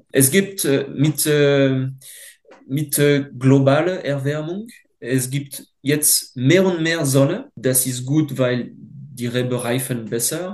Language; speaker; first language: German; non-native, fluent; French